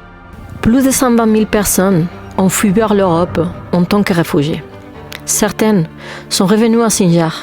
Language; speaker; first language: French; native; French